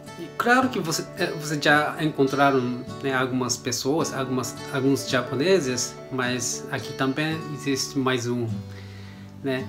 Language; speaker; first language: Portuguese; non-native, learner; Japanese